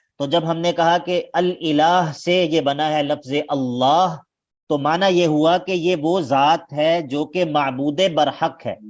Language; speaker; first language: Urdu; native; Urdu